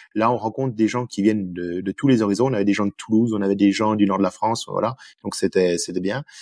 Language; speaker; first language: French; native; French